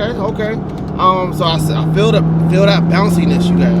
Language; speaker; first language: English; native; English